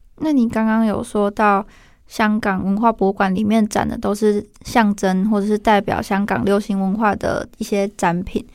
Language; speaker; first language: Chinese; native; Chinese